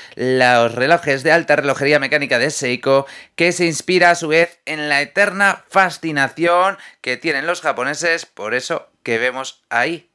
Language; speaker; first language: Spanish; native; Spanish